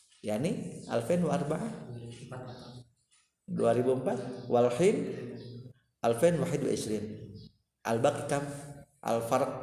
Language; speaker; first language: Arabic; non-native, learner; Indonesian